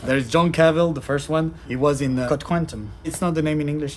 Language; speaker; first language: English; non-native, fluent; French